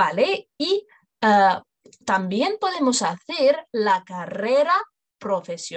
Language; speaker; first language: Spanish; non-native, fluent; English